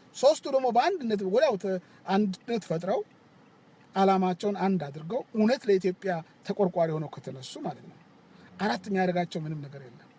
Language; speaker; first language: Amharic; non-native, local second language; Wolaytta